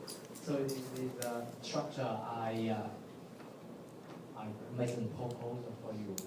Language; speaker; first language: English; non-native, learner; Vietnamese